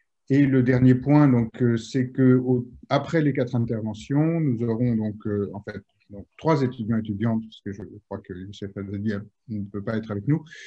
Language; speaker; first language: French; native; French